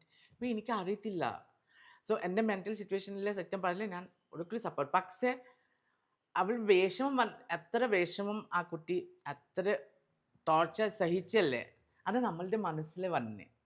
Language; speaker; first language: Malayalam; non-native, local second language; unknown